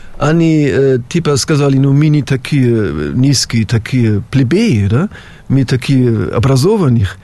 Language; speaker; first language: Russian; non-native, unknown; German